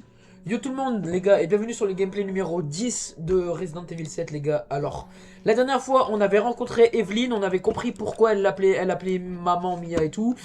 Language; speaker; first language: French; native; French